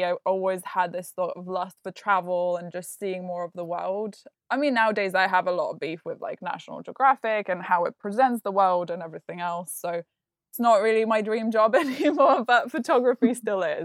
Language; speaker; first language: English; non-native, fluent; Lithuanian